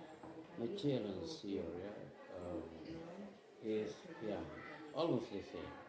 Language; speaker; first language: English; non-native, fluent; Indonesian